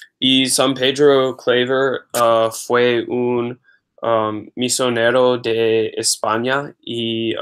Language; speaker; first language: Spanish; non-native, learner; English